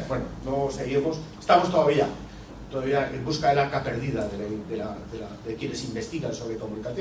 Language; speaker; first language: Spanish; native; Spanish